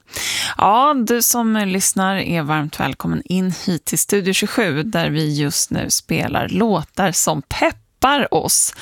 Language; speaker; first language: Swedish; native; Swedish